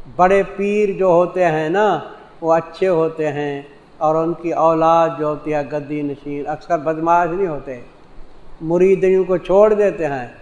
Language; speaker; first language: Urdu; non-native, local second language; Saraiki